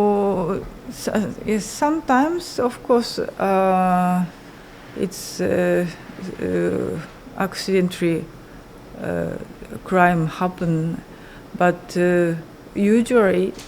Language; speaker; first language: English; non-native, learner; Japanese